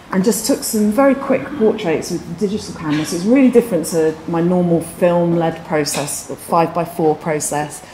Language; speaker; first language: English; native; English